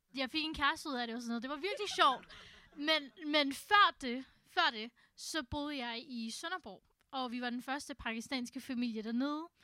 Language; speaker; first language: Danish; early bilingual, other home language; Urdu